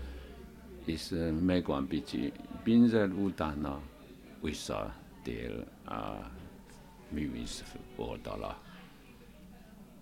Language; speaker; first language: Hungarian; non-native, learner; Chinese